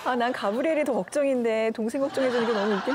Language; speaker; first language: Korean; native; Korean